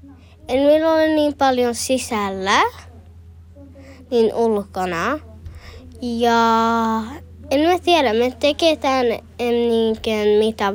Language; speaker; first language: Finnish; early bilingual, heritage; Finnish